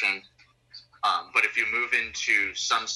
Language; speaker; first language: English; native; English